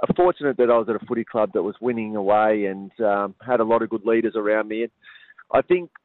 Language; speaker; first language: English; native; English